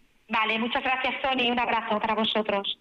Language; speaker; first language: Spanish; native; Spanish